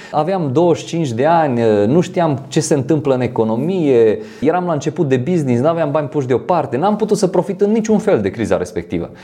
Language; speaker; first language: Romanian; non-native, fluent; French